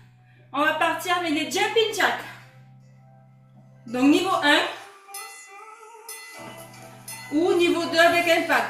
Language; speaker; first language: French; native; French